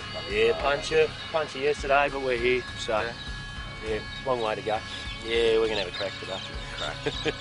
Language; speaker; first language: English; native; English